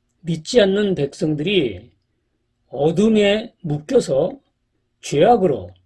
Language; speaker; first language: Korean; native; Korean